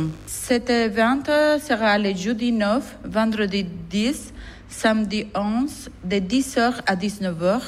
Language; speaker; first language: French; non-native, fluent; Spanish